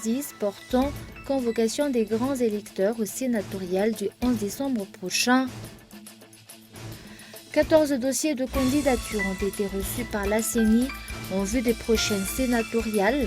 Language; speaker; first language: French; non-native, local second language; Malagasy